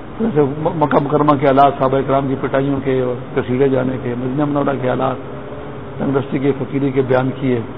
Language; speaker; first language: Urdu; non-native, local second language; Pashto